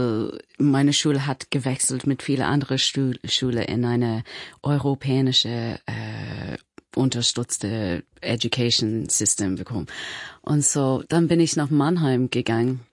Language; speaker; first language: German; non-native, learner; English